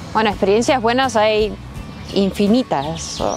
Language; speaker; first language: Spanish; early bilingual, heritage; Spanish